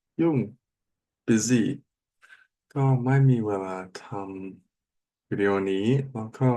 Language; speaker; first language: Thai; non-native, learner; English